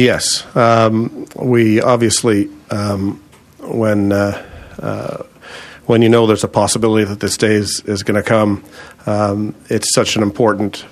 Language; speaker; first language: English; early bilingual, other home language; French